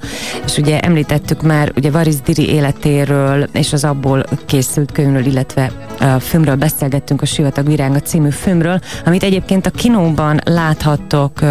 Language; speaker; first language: Hungarian; native; Hungarian